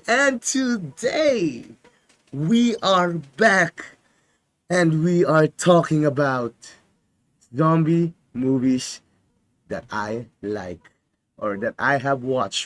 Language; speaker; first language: English; non-native, fluent; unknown